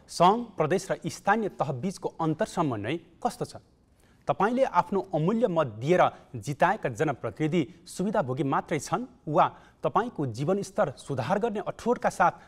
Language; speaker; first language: Nepali; native; Nepali